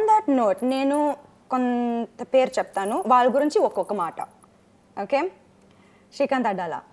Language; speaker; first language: Telugu; non-native, local second language; Tamil